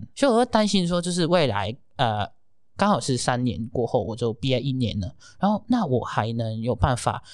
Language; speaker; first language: Chinese; non-native, fluent; Cantonese